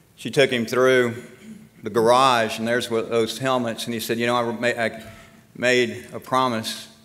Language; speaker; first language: English; native; English